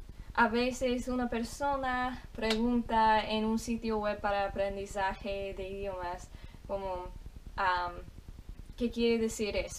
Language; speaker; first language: Spanish; non-native, fluent; English